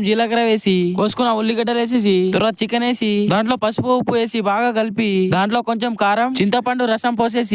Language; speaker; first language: Telugu; native; Telugu